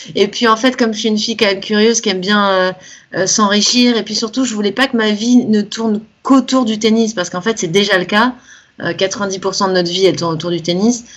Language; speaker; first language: French; native; French